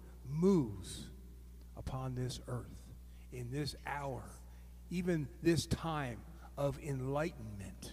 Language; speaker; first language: English; native; English